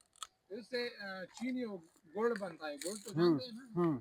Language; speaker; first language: Hindi; non-native, local second language; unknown